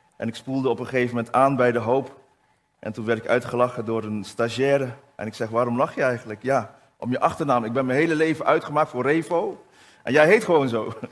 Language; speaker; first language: Dutch; native; Dutch